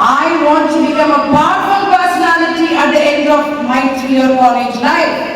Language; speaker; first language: English; non-native, local second language; Tamil